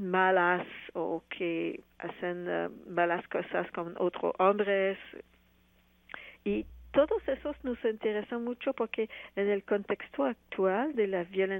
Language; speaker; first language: Spanish; non-native, fluent; French